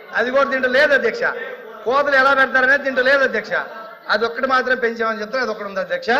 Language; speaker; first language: Telugu; native; Telugu